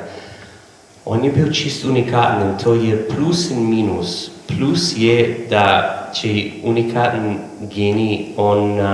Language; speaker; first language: Slovenian; non-native, learner; English